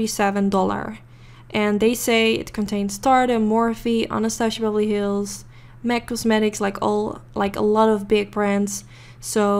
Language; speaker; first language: English; non-native, fluent; Dutch